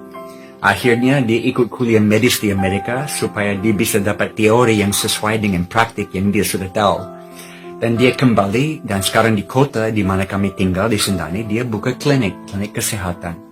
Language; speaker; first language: Indonesian; non-native, fluent; English